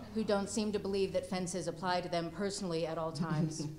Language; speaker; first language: English; native; English